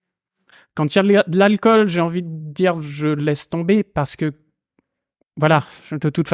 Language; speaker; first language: French; native; French